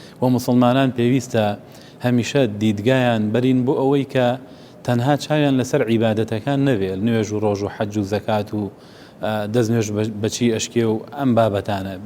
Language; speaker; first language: Central Kurdish; native; Central Kurdish